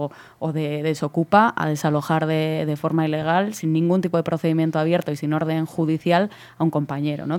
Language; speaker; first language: Spanish; native; Spanish